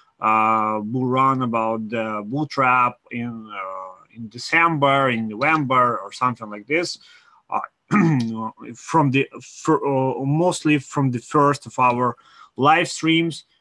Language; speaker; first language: English; non-native, fluent; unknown